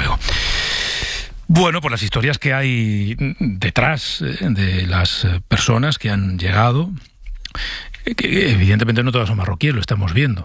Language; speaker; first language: Spanish; native; Spanish